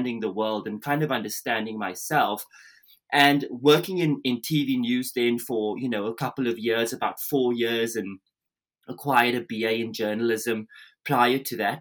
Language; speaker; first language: English; native; English